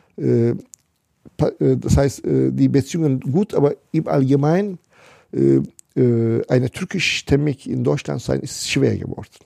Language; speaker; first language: German; non-native, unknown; Turkish